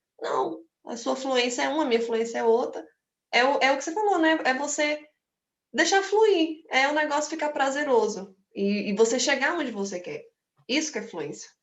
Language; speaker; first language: Portuguese; native; Portuguese